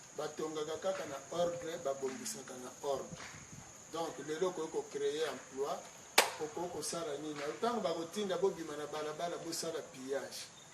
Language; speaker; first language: Lingala; non-native, local second language; Kongo